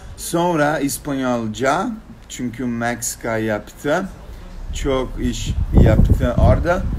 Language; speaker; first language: Turkish; non-native, learner; Portuguese